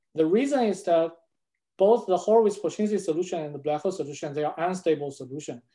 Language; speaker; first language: English; non-native, fluent; Chinese